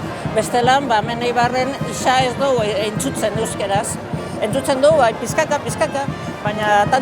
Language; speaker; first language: Basque; non-native, local second language; Spanish